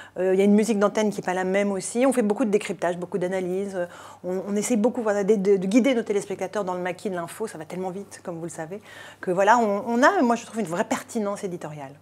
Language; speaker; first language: French; native; French